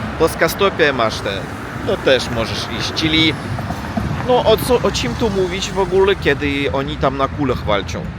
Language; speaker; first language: Polish; non-native, learner; Russian